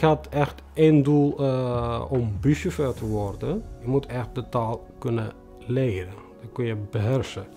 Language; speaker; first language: Dutch; non-native, fluent; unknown